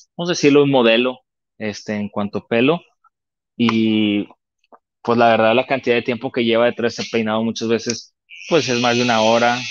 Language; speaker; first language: Spanish; native; Spanish